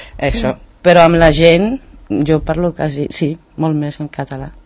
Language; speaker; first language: Catalan; non-native, learner; French